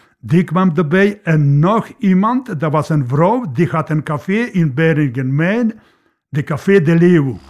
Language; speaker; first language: Dutch; non-native, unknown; Polish